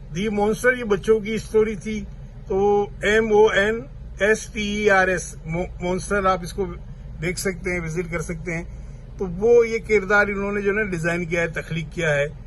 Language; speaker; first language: Urdu; native; Urdu